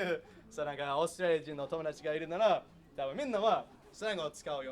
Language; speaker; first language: Japanese; non-native, learner; English